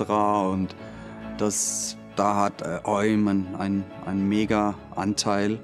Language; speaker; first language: German; non-native, fluent; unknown